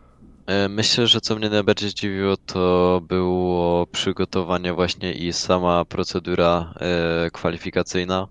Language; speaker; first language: Polish; native; Polish